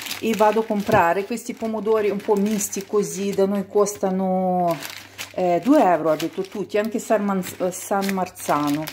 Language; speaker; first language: Italian; non-native, local second language; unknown